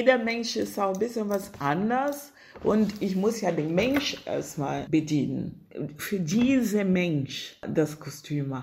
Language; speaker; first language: German; non-native, fluent; Portuguese